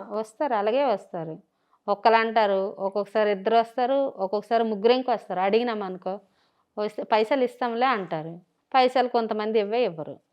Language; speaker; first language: Telugu; native; Telugu